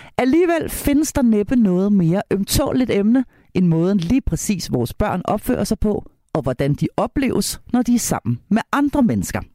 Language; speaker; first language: Danish; native; Danish